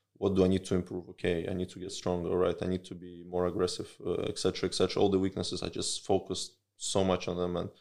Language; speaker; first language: English; early bilingual, other home language; Russian